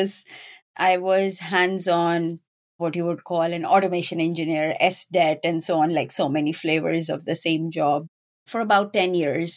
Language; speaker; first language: English; non-native, local second language; Urdu